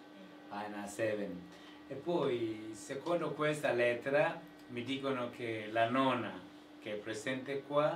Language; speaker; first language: Italian; non-native, fluent; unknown